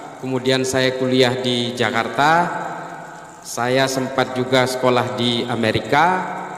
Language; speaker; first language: Indonesian; non-native, local second language; Madurese